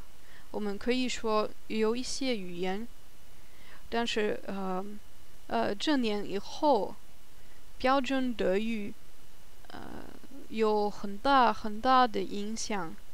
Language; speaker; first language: Chinese; non-native, learner; German